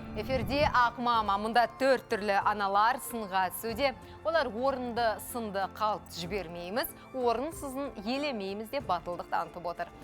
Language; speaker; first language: Kazakh; native; Kazakh